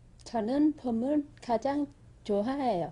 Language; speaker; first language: Korean; non-native, learner; Vietnamese